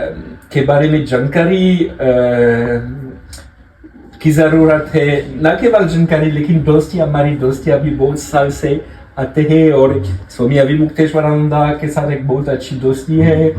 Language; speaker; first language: Hindi; non-native, learner; French